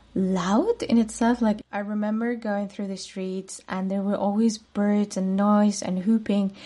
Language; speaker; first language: English; non-native, fluent; Spanish